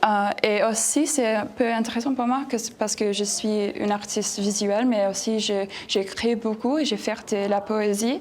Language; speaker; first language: French; non-native, learner; English